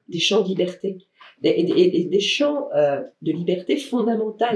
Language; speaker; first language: French; native; French